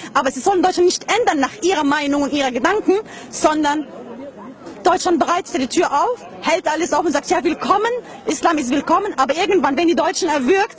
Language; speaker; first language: German; non-native, fluent; Arabic